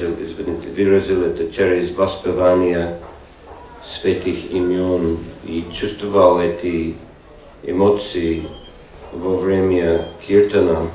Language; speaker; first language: Russian; non-native, learner; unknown